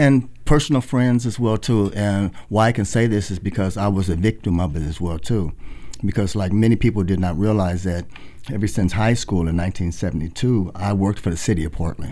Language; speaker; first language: English; native; English